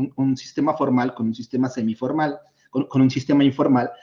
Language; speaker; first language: Spanish; native; Spanish